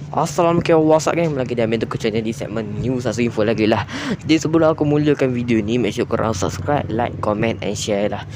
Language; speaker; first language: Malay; native; Malay